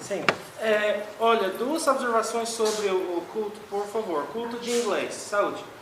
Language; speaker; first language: Portuguese; non-native, fluent; English